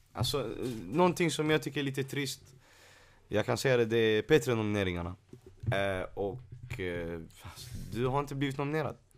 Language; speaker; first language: Swedish; native; Swedish